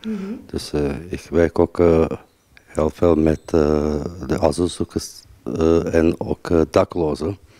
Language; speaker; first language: Dutch; non-native, fluent; Azerbaijani